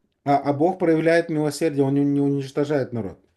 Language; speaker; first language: Russian; native; Russian